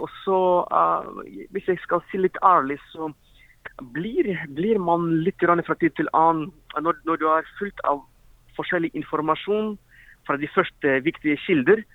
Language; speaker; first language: Norwegian; non-native, fluent; Ukrainian